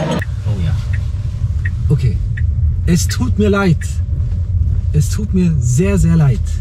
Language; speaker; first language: German; native; German